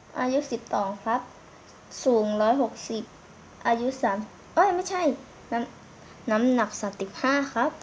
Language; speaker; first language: Thai; native; Thai